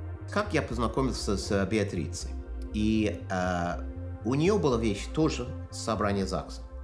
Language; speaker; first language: Russian; non-native, fluent; English